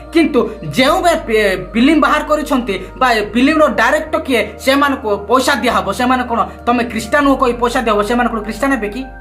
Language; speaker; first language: Odia; non-native, local second language; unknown